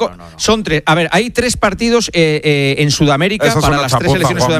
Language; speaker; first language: Spanish; native; Spanish